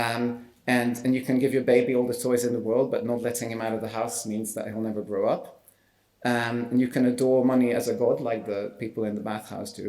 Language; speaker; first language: English; non-native, fluent; Hungarian